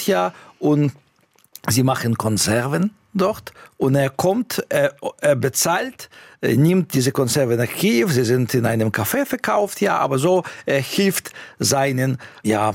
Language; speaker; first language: German; non-native, fluent; Russian